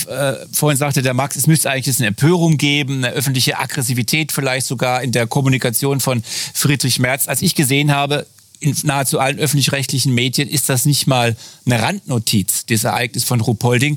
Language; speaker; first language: German; native; German